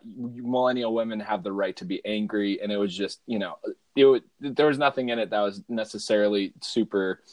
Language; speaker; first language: English; native; English